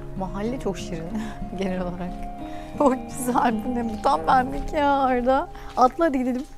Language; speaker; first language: Turkish; native; Turkish